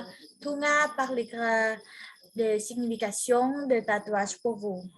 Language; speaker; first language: French; non-native, learner; Vietnamese